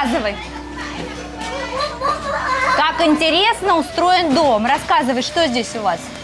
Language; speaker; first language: Russian; native; Russian